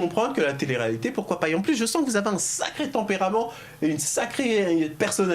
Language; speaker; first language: French; native; French